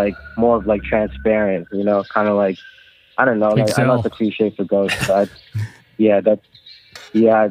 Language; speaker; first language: English; non-native, local second language; Filipino